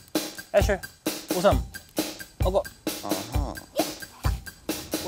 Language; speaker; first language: Korean; early bilingual, heritage; English